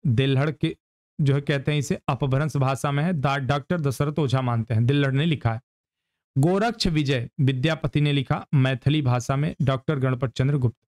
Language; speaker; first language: Hindi; native; Hindi